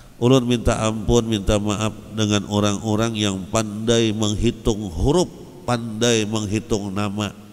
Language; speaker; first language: Indonesian; non-native, local second language; Banjar